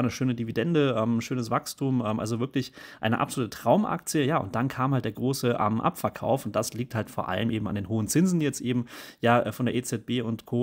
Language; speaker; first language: German; native; German